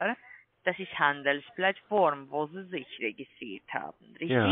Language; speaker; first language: German; non-native, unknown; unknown